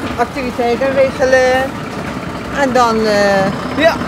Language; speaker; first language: Dutch; non-native, fluent; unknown